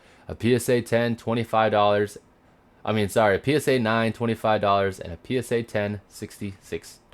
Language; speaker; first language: English; native; English